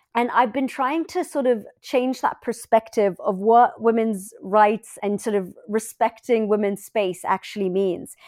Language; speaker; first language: English; native; English